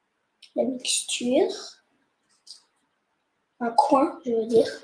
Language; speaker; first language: French; non-native, fluent; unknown